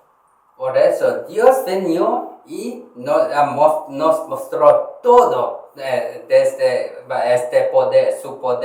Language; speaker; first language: Spanish; non-native, learner; Korean